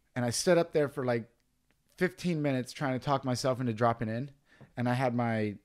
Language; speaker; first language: English; native; English